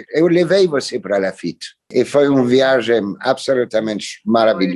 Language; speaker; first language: Portuguese; non-native, fluent; French